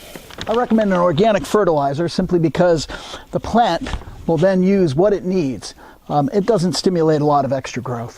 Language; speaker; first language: English; native; English